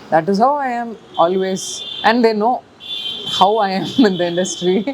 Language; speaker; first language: Telugu; non-native, fluent; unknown